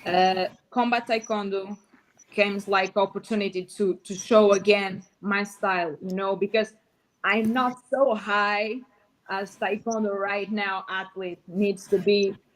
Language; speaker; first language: English; non-native, learner; Portuguese